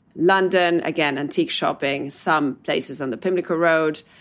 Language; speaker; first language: English; non-native, fluent; Italian